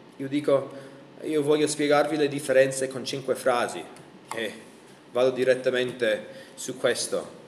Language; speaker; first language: Italian; non-native, fluent; English